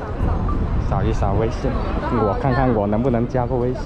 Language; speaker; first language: Chinese; non-native, local second language; Cantonese